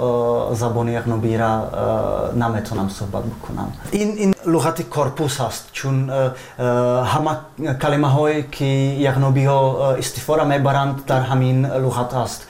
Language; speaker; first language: Persian; non-native, fluent; Czech